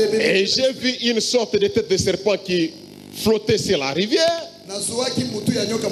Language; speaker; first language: French; non-native, local second language; Lingala